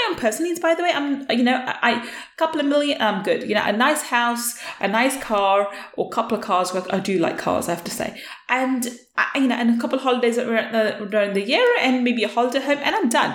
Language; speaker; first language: English; native; English